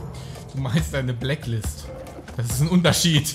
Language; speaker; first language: German; native; German